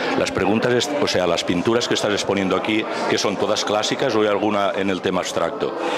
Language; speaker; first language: Spanish; non-native, local second language; Catalan